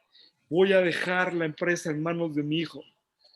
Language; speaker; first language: Spanish; native; Spanish